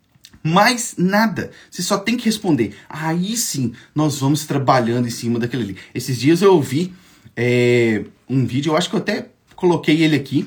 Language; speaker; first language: Portuguese; native; Portuguese